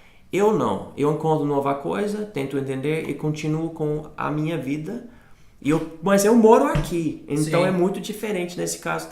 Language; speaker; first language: Portuguese; non-native, fluent; English